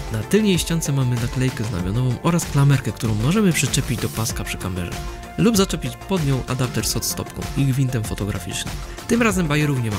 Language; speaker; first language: Polish; native; Polish